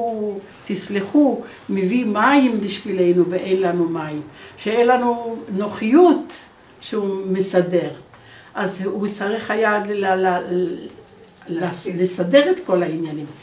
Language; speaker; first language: Hebrew; non-native, fluent; Polish